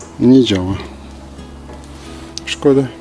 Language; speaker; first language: Polish; non-native, fluent; Turkish